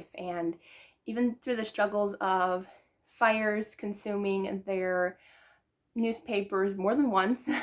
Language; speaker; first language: English; native; English